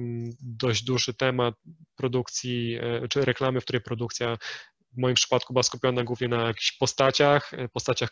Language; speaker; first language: Polish; native; Polish